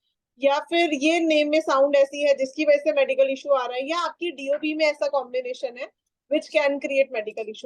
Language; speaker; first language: Hindi; native; Hindi